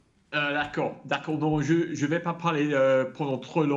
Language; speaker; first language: French; non-native, fluent; English